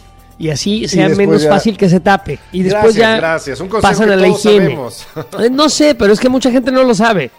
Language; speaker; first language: Spanish; native; Spanish